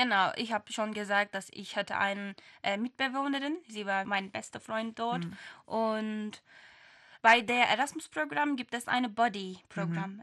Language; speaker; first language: German; non-native, fluent; Turkish